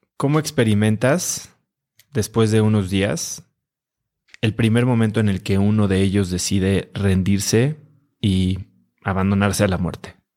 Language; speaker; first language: Spanish; native; Spanish